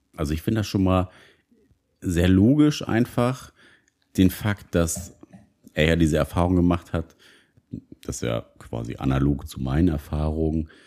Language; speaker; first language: German; native; German